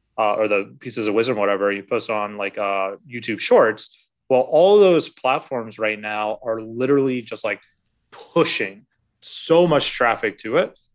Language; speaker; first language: English; native; English